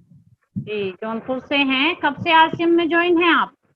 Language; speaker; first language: Hindi; native; Hindi